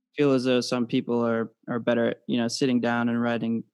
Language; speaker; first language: English; native; English